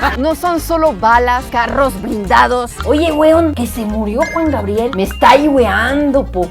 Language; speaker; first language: Spanish; non-native, fluent; French